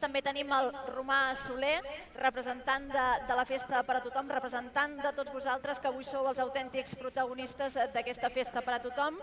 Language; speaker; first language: Catalan; native; Catalan